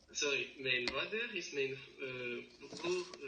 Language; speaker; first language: Dutch; non-native, learner; French